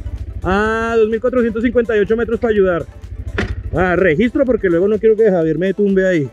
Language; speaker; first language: Spanish; native; Spanish